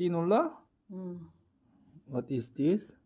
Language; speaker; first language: English; non-native, learner; Korean